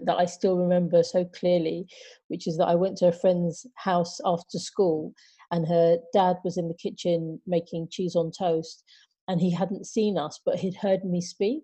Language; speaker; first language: English; native; English